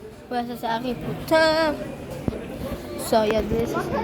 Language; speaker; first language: French; early bilingual, other home language; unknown